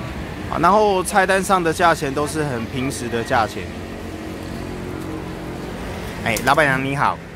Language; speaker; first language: Chinese; native; Chinese